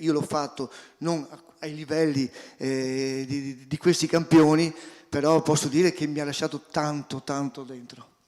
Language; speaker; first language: Italian; native; Italian